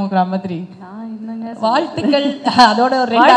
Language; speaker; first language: Tamil; native; Tamil